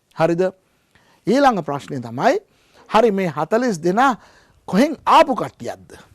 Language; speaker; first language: Sinhala; non-native, local second language; Tamil